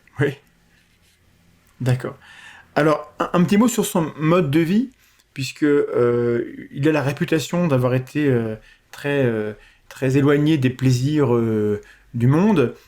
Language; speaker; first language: French; native; French